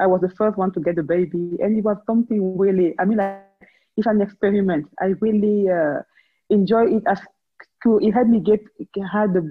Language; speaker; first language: English; non-native, local second language; French